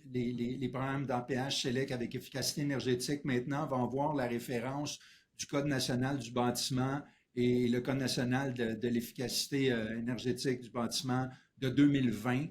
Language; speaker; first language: French; native; French